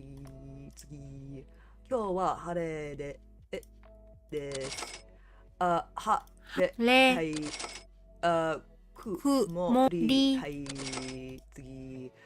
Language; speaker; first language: Japanese; non-native, learner; English